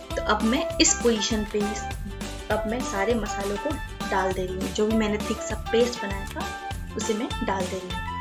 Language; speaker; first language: Hindi; non-native, local second language; Bangla